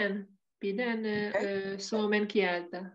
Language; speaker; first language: Finnish; non-native, learner; Hungarian